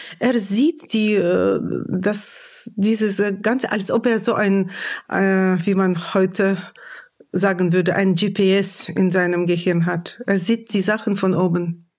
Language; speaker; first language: German; non-native, fluent; Russian